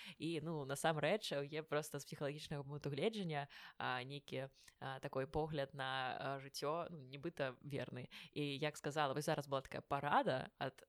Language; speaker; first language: Belarusian; non-native, local second language; Russian